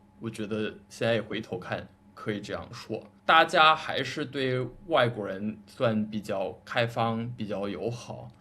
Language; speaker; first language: Chinese; non-native, fluent; English